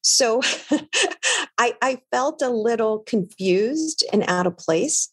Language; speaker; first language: English; non-native, local second language; Filipino